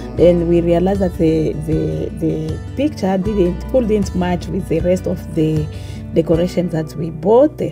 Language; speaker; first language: English; non-native, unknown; Swahili